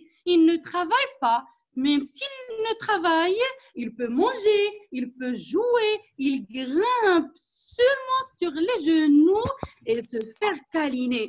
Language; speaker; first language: French; non-native, local second language; Arabic